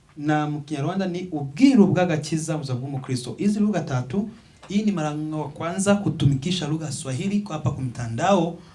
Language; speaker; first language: Swahili; non-native, local second language; Kinyarwanda